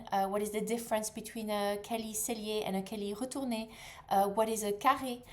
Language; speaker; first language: English; non-native, fluent; French